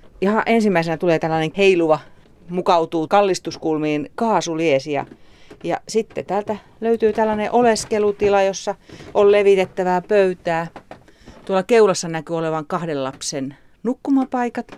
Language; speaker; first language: Finnish; native; Finnish